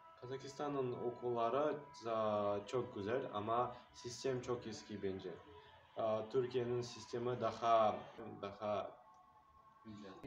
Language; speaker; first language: Turkish; non-native, learner; Kazakh